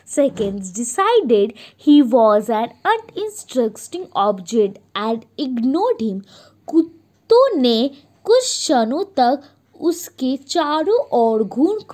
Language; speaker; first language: Hindi; native; Hindi